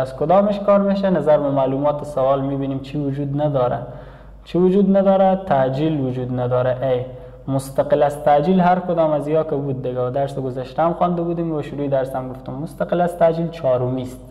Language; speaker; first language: Persian; native; Persian